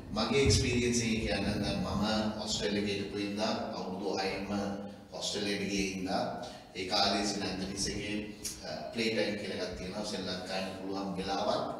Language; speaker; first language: Sinhala; non-native, local second language; Tamil